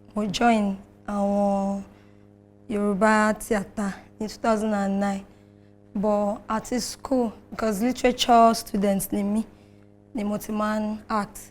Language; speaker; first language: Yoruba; native; Yoruba